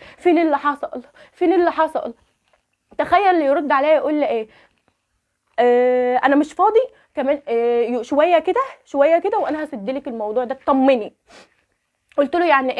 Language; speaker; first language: Arabic; native; Arabic